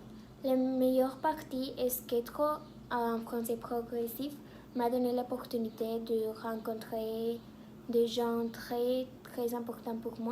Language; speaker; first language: French; non-native, learner; Spanish